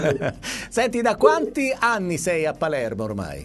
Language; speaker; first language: Italian; native; Italian